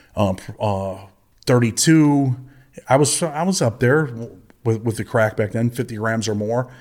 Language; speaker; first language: English; native; English